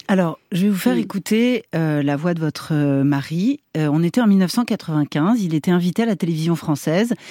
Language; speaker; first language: French; native; French